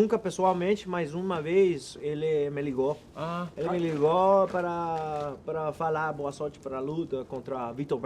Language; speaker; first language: Portuguese; non-native, learner; Spanish